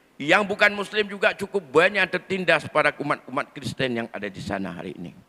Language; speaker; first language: Malay; non-native, local second language; Achinese